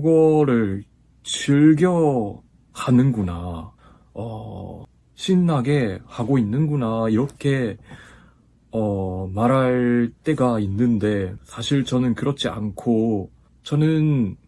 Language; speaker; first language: Korean; non-native, fluent; Japanese